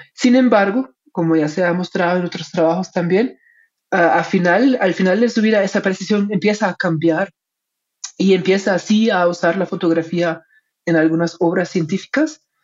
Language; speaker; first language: Spanish; non-native, fluent; German